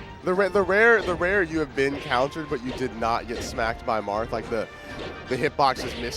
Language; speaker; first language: English; native; English